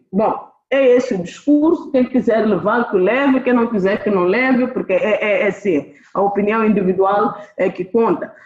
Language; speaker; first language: Portuguese; non-native, local second language; Tsonga